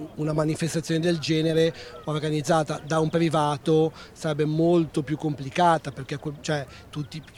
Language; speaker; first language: Italian; native; Italian